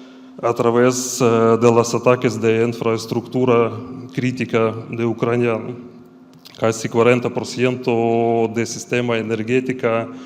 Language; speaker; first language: Spanish; non-native, fluent; Ukrainian